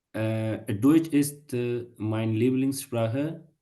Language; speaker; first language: German; non-native, learner; Pashto